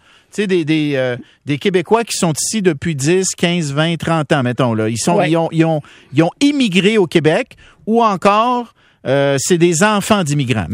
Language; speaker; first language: French; native; French